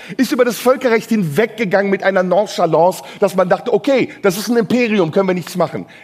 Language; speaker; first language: German; non-native, fluent; Turkish